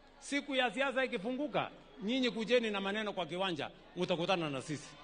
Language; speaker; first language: Swahili; non-native, local second language; Kalenjin